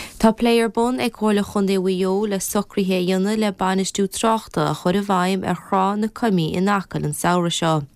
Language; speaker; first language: Irish; native; Irish